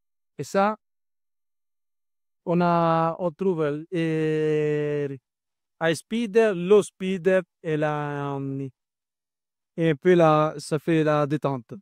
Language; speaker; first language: French; non-native, learner; Italian